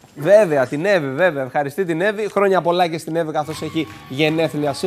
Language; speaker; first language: Greek; native; Greek